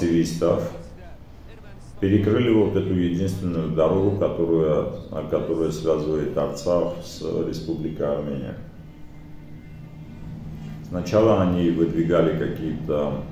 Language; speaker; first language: Russian; non-native, fluent; Armenian